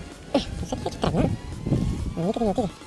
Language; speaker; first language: Bulgarian; native; Bulgarian